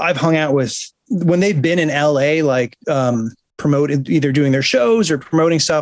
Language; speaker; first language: English; native; English